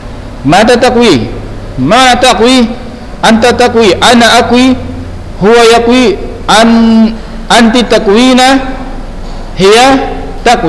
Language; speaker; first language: Arabic; non-native, fluent; Indonesian